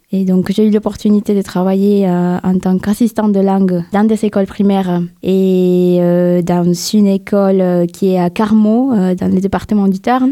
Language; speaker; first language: French; non-native, fluent; Spanish